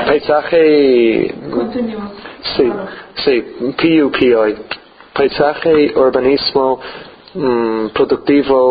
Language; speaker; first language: Spanish; non-native, learner; English